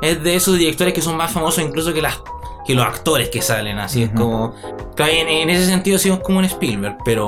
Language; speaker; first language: Spanish; native; Spanish